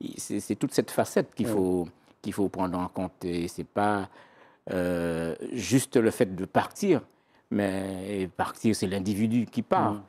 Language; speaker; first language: French; native; French